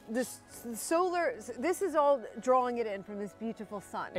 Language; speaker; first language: English; native; English